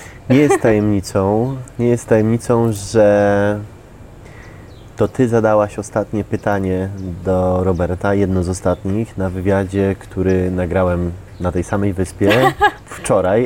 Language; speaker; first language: Polish; native; Polish